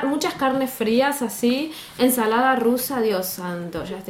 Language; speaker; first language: Spanish; native; Spanish